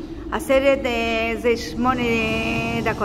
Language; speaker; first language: Hebrew; non-native, learner; Spanish